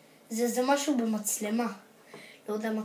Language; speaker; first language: Hebrew; native; Hebrew